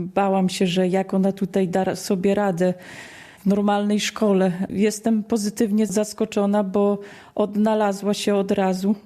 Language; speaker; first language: Polish; native; Polish